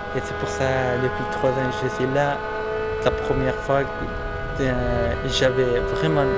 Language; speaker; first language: French; non-native, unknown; Persian